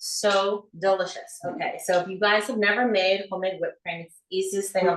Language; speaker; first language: English; native; English